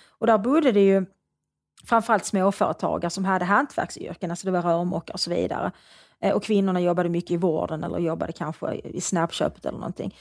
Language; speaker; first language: Swedish; native; Swedish